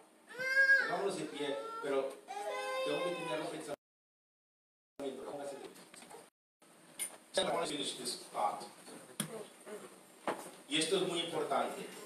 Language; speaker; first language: Spanish; early bilingual, heritage; Spanish